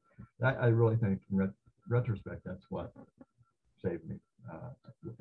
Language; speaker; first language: English; native; English